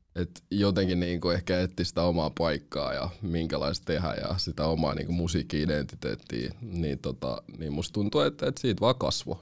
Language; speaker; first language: Finnish; early bilingual, other home language; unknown